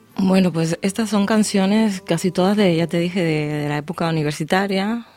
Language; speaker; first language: Spanish; native; Spanish